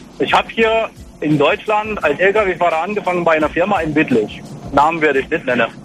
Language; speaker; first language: German; non-native, fluent; Hungarian